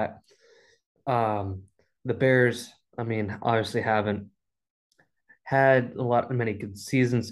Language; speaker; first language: English; native; English